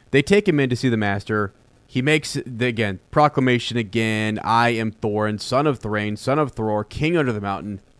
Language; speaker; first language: English; native; English